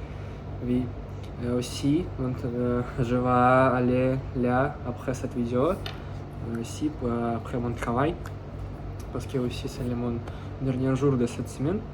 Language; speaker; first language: French; non-native, learner; Russian